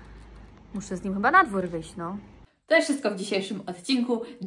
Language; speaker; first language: Polish; native; Polish